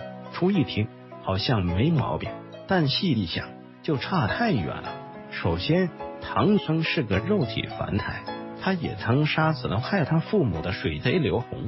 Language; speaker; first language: Chinese; native; Chinese